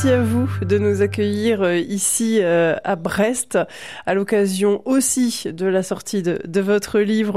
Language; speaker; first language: French; native; French